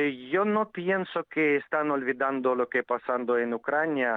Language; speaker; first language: Spanish; non-native, fluent; Ukrainian